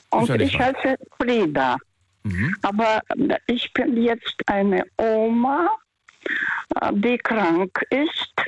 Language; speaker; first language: German; non-native, fluent; Russian